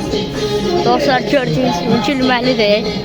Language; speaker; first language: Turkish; non-native, learner; Azerbaijani